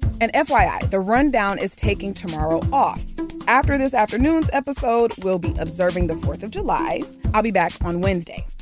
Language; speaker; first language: English; native; English